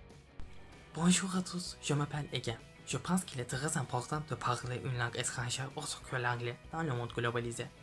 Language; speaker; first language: French; non-native, learner; Turkish